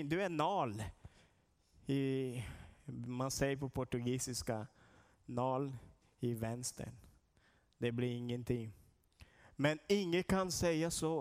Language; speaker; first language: Swedish; non-native, learner; Portuguese